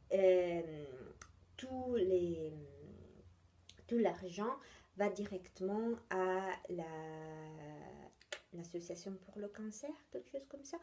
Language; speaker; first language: French; non-native, fluent; Italian